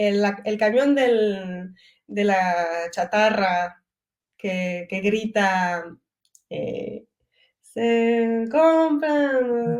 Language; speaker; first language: Spanish; early bilingual, heritage; French